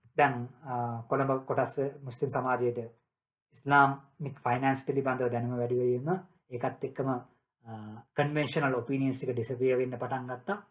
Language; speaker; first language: Sinhala; non-native, local second language; Tamil